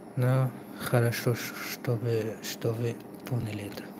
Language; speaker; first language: Russian; non-native, local second language; Tajik